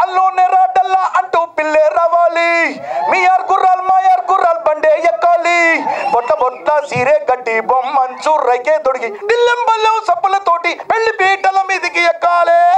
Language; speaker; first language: Telugu; native; Telugu